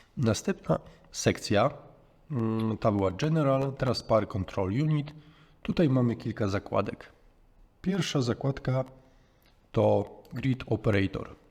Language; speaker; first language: Polish; native; Polish